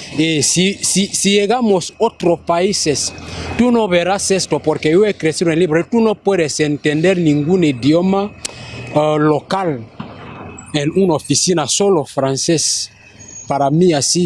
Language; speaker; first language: Spanish; non-native, fluent; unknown